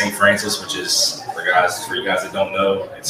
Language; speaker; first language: English; native; English